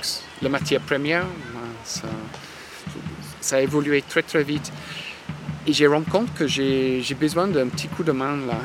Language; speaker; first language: French; non-native, fluent; English